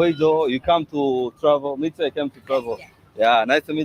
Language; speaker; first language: English; non-native, fluent; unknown